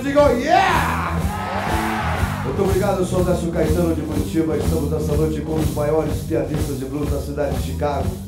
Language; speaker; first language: Portuguese; native; Portuguese